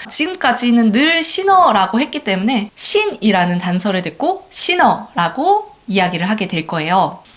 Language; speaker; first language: Korean; native; Korean